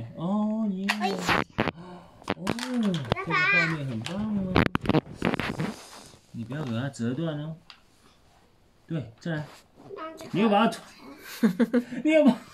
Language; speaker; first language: Chinese; native; Chinese